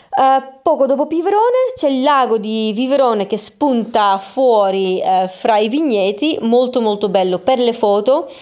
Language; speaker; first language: Italian; non-native, fluent; Dutch